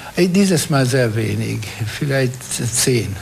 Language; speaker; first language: German; non-native, fluent; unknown